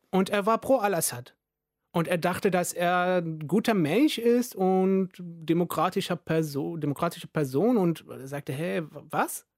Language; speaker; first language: German; non-native, fluent; Arabic